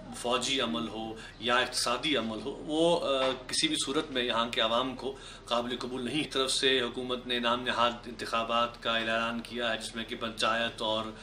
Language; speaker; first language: Urdu; non-native, local second language; Kashmiri